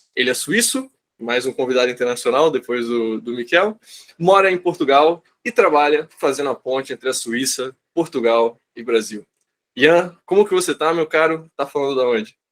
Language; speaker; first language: Portuguese; native; Portuguese